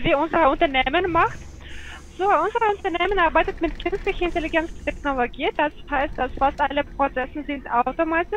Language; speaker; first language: German; non-native, learner; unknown